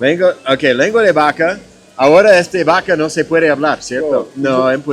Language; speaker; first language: Spanish; non-native, fluent; English